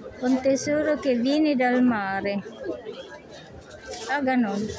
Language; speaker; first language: Italian; non-native, learner; Cebuano